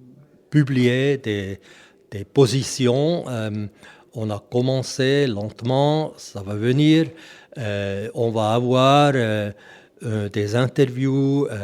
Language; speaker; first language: French; non-native, local second language; German